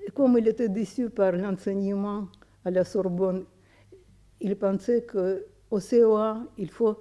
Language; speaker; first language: French; non-native, fluent; Russian